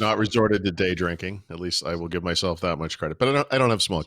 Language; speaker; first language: English; native; English